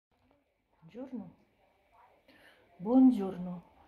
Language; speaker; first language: Italian; non-native, fluent; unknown